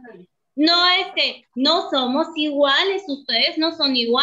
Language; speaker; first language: Spanish; native; Spanish